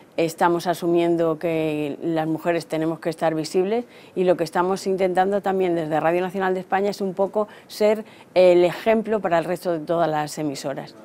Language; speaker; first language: Spanish; native; Spanish